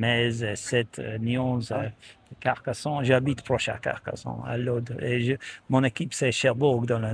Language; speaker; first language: French; non-native, learner; English